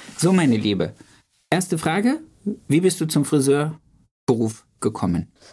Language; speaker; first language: German; native; German